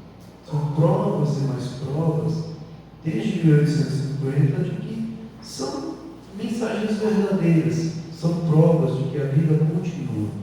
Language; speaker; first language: Portuguese; native; Portuguese